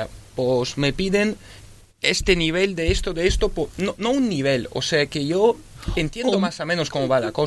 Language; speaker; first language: Spanish; early bilingual, other home language; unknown